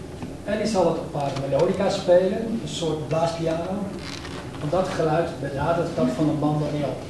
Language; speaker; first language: Dutch; native; Dutch